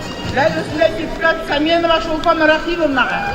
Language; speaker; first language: Kazakh; native; Kazakh